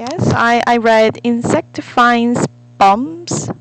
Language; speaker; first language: English; non-native, learner; Korean